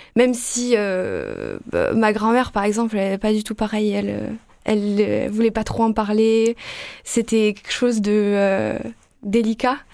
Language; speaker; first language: French; native; French